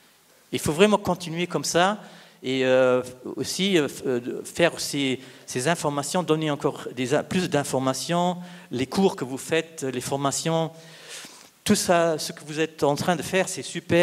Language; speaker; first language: French; non-native, local second language; Luxembourgish